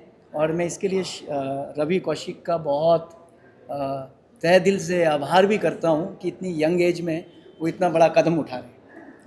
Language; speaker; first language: Hindi; native; Hindi